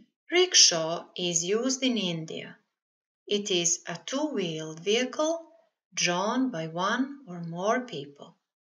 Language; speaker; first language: English; non-native, fluent; Serbian